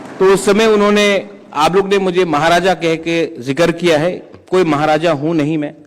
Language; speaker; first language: Hindi; non-native, local second language; Kok Borok